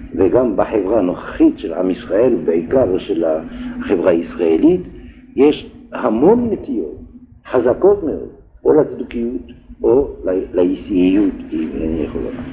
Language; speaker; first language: Hebrew; non-native, fluent; French